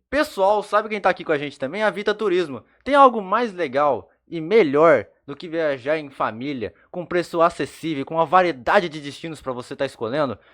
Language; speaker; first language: Portuguese; native; Portuguese